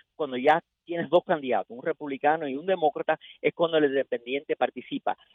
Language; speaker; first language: Spanish; early bilingual, heritage; Spanish